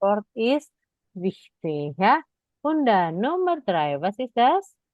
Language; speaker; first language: German; non-native, fluent; Indonesian